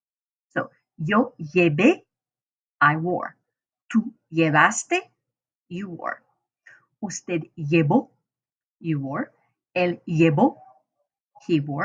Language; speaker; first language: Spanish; non-native, fluent; English